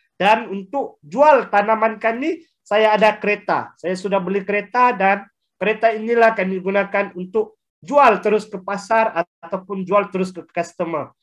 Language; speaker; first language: Malay; native; Malay